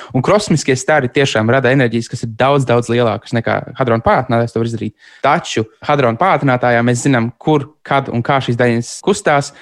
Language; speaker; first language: Latvian; native; Latvian